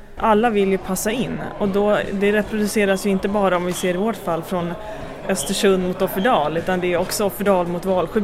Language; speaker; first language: Swedish; native; Swedish